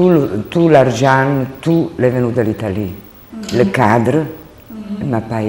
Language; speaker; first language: French; non-native, learner; Italian